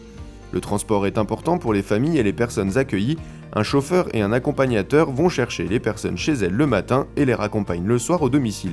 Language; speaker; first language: French; native; French